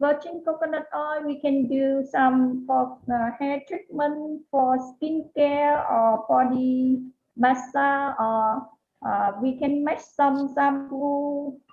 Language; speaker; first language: English; non-native, learner; Vietnamese